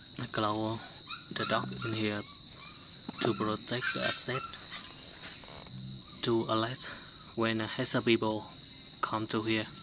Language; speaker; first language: English; non-native, learner; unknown